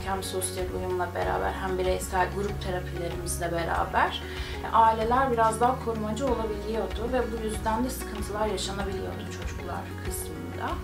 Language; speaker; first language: Turkish; native; Turkish